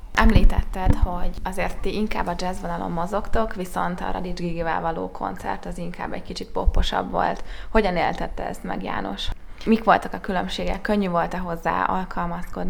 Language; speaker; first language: Hungarian; native; Hungarian